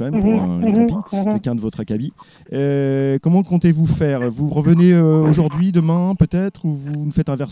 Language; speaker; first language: French; native; French